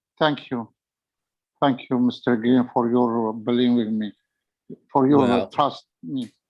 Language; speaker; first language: English; non-native, learner; Arabic